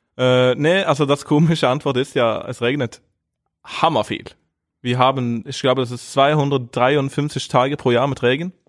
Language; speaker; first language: German; non-native, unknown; Norwegian